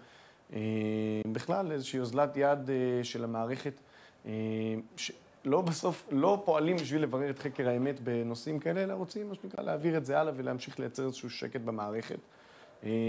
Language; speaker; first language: Hebrew; native; Hebrew